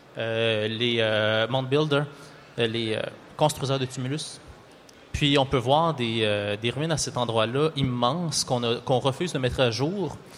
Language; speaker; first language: French; native; French